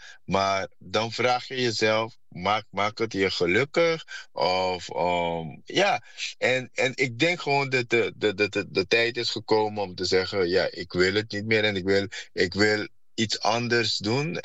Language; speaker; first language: Dutch; non-native, fluent; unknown